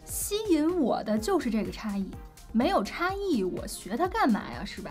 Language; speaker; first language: Chinese; native; Chinese